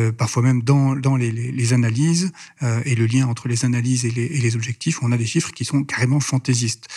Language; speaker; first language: French; native; French